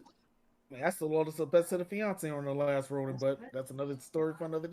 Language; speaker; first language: English; native; English